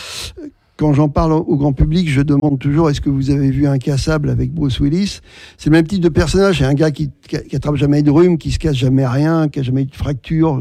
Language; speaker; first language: French; native; French